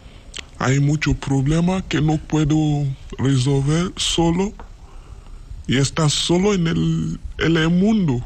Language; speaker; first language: Spanish; non-native, learner; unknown